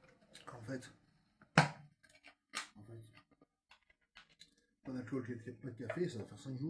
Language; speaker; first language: French; native; French